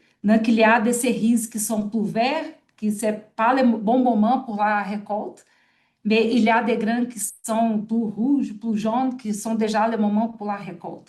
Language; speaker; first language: French; non-native, fluent; Portuguese